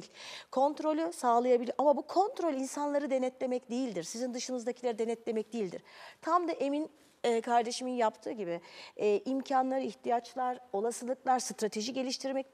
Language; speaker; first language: Turkish; native; Turkish